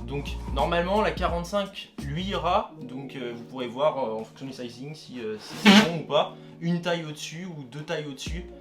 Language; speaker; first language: French; native; French